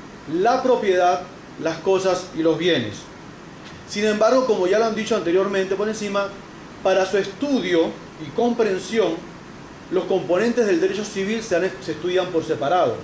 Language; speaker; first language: Spanish; native; Spanish